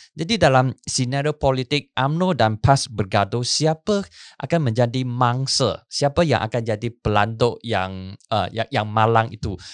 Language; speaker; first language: Malay; non-native, local second language; Chinese